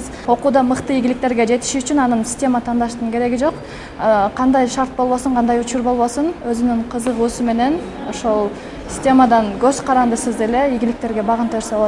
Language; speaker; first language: Kyrgyz; non-native, local second language; Uzbek